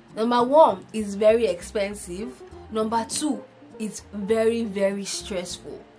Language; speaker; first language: English; non-native, local second language; Igbo